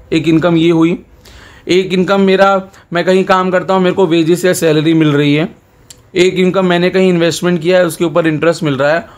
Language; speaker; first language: Hindi; non-native, local second language; Gujarati